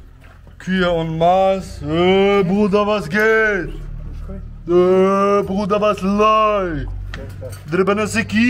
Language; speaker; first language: German; early bilingual, other home language; Albanian